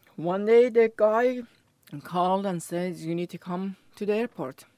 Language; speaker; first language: English; non-native, learner; Persian